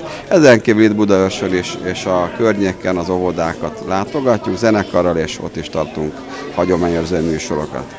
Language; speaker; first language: Hungarian; native; Hungarian